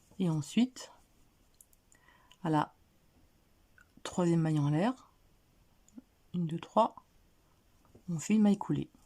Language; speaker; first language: French; native; French